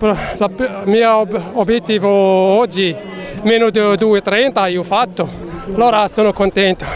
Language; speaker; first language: Italian; non-native, learner; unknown